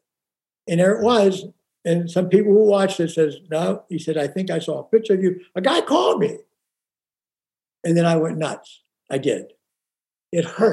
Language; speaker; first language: English; native; English